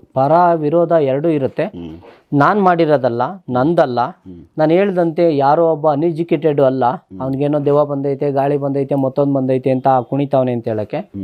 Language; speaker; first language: Kannada; native; Kannada